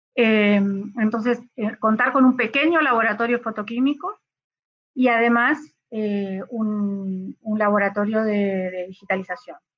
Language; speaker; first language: Spanish; native; Spanish